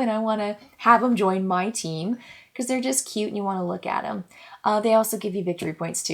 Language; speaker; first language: English; native; English